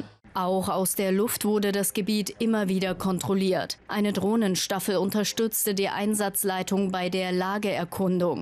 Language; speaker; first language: German; native; German